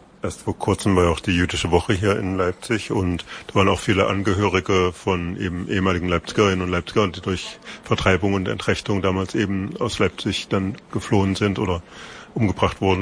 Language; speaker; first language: German; native; German